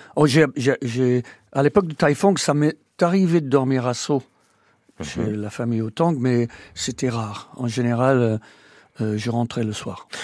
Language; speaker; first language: French; non-native, fluent; English